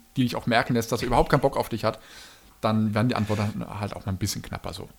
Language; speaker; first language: German; native; German